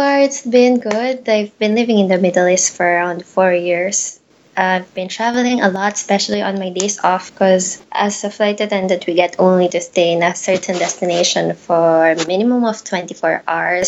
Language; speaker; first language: English; non-native, local second language; Pampanga